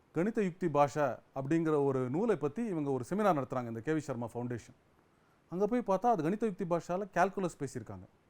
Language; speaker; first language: Tamil; native; Tamil